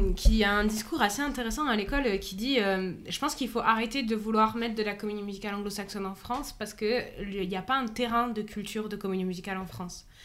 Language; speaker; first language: French; native; French